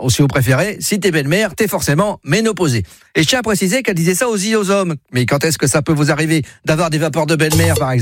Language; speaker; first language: French; native; French